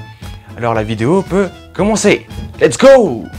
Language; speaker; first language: French; native; French